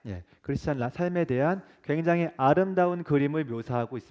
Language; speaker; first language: Korean; native; Korean